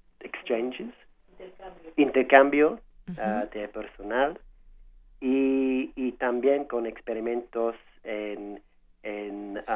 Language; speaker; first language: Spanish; non-native, learner; English